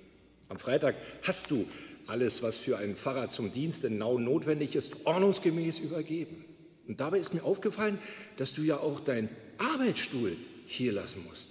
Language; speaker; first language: German; native; German